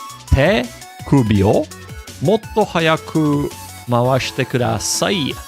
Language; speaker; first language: Japanese; non-native, learner; English